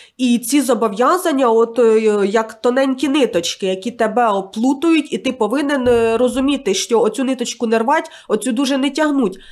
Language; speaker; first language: Ukrainian; native; Ukrainian